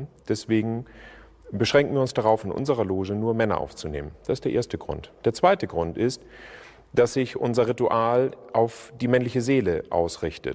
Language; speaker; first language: German; native; German